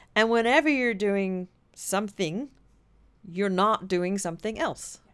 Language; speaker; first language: English; native; English